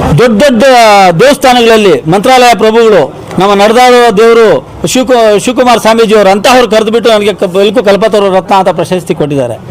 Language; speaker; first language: Kannada; non-native, local second language; Urdu